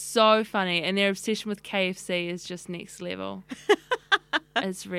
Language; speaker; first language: English; native; English